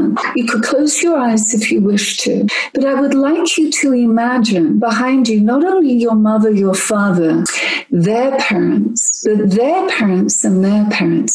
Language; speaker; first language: English; native; English